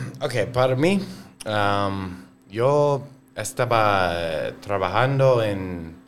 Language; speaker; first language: Spanish; non-native, learner; English